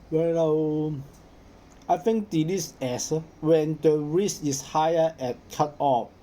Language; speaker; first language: English; non-native, learner; Cantonese